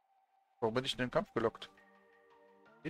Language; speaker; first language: German; native; German